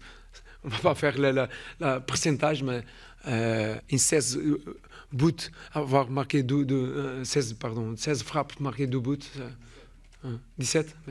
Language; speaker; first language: French; non-native, fluent; Portuguese